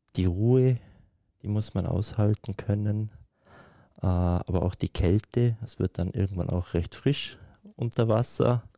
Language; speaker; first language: German; native; German